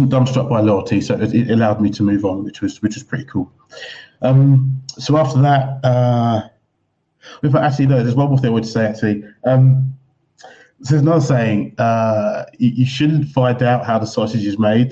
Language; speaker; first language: English; native; English